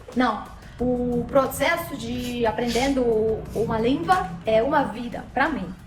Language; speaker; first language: Portuguese; non-native, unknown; Russian